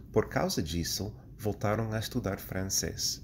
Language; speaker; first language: Portuguese; non-native, fluent; English